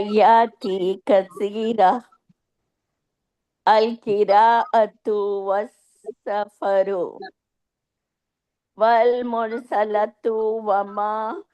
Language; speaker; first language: Arabic; non-native, learner; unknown